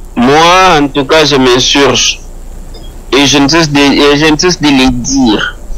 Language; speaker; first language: French; non-native, local second language; Luba-Lulua